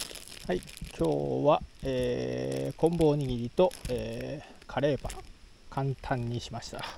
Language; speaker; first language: Japanese; native; Japanese